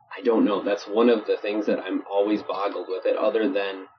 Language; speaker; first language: English; native; English